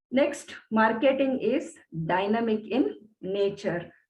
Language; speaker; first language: English; non-native, local second language; Kannada